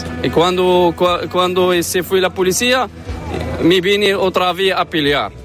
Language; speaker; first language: Spanish; non-native, learner; Arabic